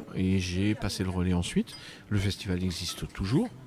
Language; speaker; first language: French; native; French